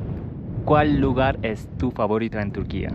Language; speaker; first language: Spanish; non-native, learner; Turkish